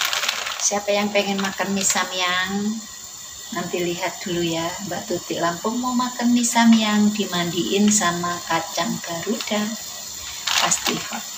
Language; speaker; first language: Indonesian; non-native, local second language; Javanese